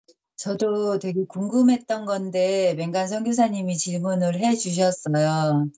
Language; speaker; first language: Korean; native; Korean